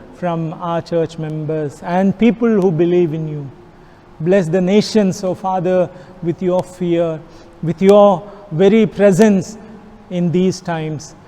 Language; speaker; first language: English; non-native, local second language; Kannada